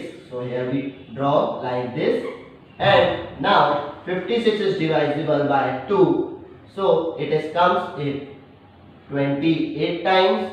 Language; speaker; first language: English; non-native, local second language; Hindi